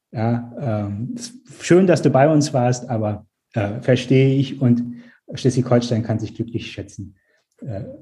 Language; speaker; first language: German; native; German